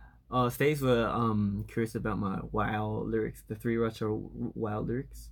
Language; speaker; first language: English; early bilingual, other home language; Korean